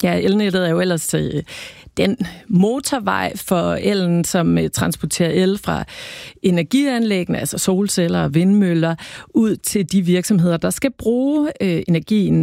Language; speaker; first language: Danish; native; Danish